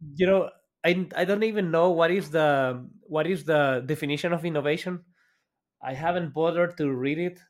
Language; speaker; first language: English; non-native, fluent; Spanish